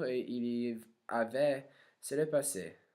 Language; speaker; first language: French; non-native, learner; English